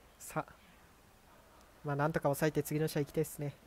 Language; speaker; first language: Japanese; native; Japanese